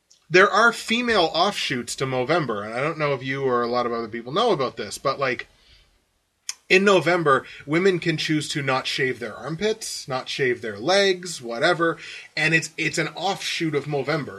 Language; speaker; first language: English; native; English